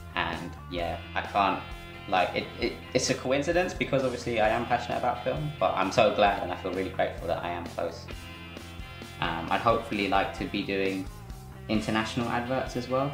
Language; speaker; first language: English; native; English